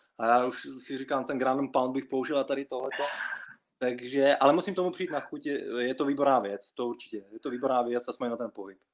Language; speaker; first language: Czech; early bilingual, other home language; Russian